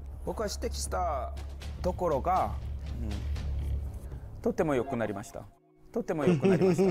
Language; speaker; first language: Japanese; non-native, learner; Korean